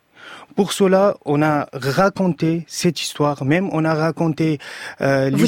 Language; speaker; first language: French; non-native, fluent; Arabic